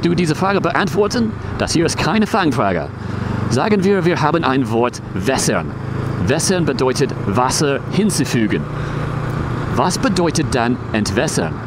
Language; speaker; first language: German; non-native, fluent; English